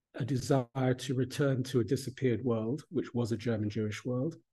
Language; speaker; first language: English; native; English